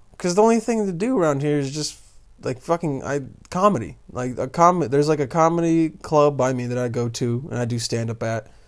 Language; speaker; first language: English; early bilingual, other home language; Bosnian